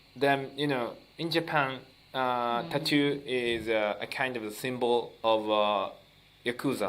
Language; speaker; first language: English; non-native, learner; Japanese